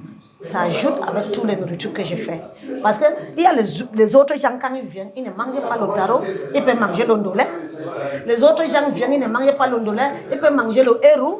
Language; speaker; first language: French; non-native, learner; English